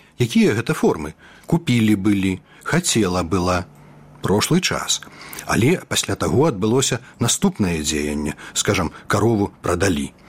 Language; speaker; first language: Belarusian; native; Belarusian